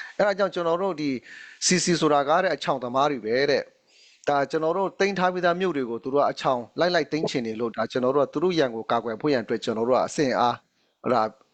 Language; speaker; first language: Burmese; non-native, local second language; Hakha Chin